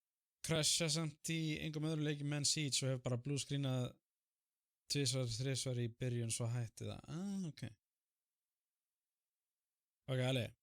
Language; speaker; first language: Icelandic; native; Icelandic